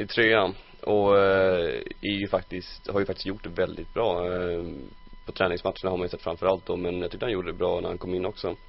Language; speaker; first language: Swedish; native; Swedish